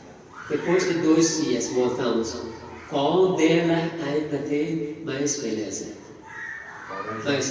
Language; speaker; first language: Portuguese; non-native, fluent; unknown